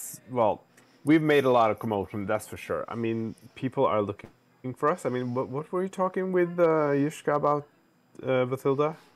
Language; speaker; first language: English; non-native, fluent; Norwegian